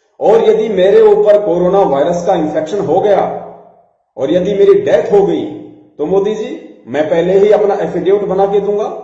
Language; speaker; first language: Hindi; native; Hindi